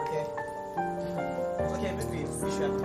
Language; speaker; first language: English; non-native, learner; Lao